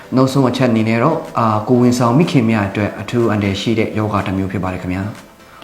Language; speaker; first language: Burmese; non-native, local second language; Hakha Chin